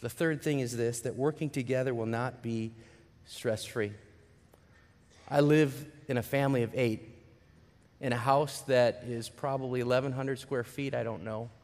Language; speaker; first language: English; native; English